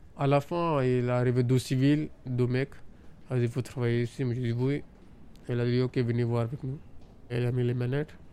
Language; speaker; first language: French; non-native, learner; Punjabi